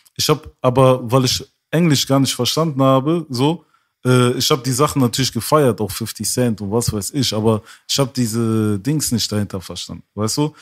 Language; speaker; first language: German; early bilingual, other home language; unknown